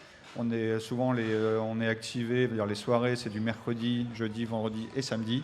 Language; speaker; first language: French; native; French